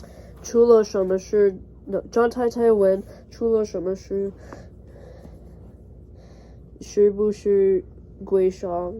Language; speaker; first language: Chinese; non-native, learner; English